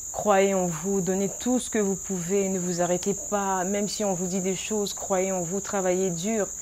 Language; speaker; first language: French; non-native, local second language; Lingala